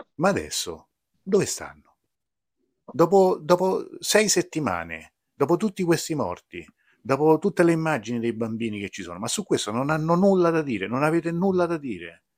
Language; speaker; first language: Italian; native; Italian